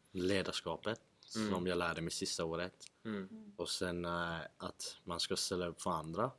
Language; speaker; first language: Swedish; early bilingual, other home language; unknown